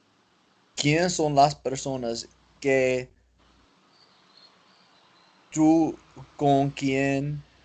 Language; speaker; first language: Spanish; non-native, learner; English